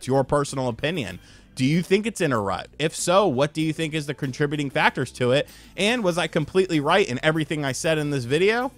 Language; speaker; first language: English; native; English